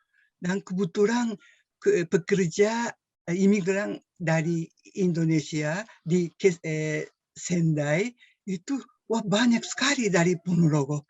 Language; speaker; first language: Indonesian; non-native, fluent; Japanese